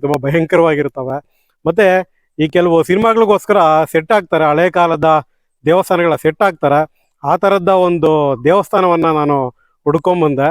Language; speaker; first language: Kannada; native; Kannada